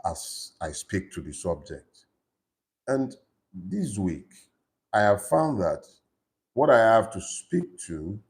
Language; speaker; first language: English; non-native, local second language; Yoruba